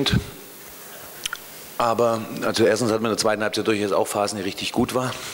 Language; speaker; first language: German; native; German